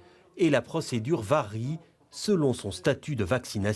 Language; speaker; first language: French; native; French